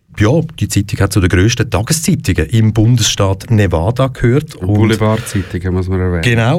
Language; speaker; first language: German; native; German